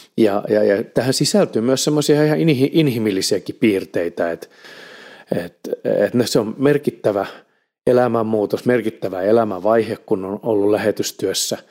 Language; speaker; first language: Finnish; native; Finnish